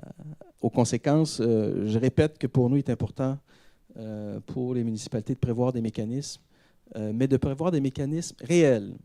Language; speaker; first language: French; native; French